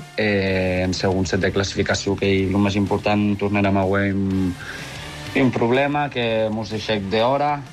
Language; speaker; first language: Catalan; non-native, local second language; Occitan